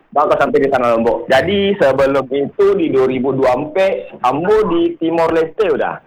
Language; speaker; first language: Indonesian; non-native, local second language; Minangkabau